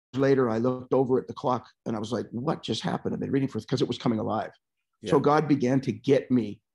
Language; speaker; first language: English; native; English